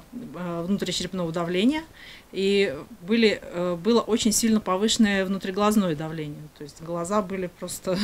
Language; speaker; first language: Russian; native; Russian